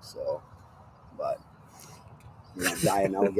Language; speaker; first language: English; native; English